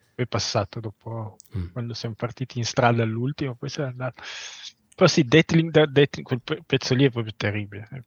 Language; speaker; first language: Italian; native; Italian